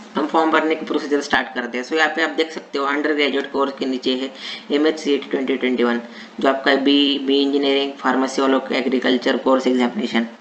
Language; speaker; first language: Hindi; non-native, local second language; Marathi